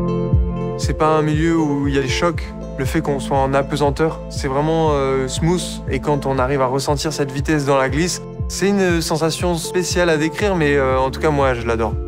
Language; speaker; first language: French; native; French